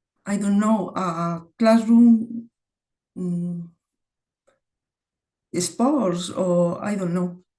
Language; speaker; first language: English; non-native, learner; Spanish